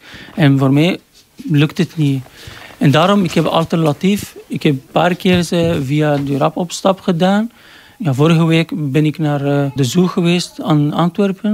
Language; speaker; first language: Dutch; non-native, learner; Arabic